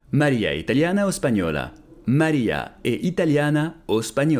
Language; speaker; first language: Italian; non-native, learner; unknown